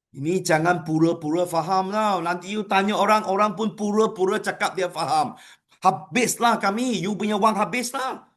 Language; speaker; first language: Malay; non-native, local second language; Chinese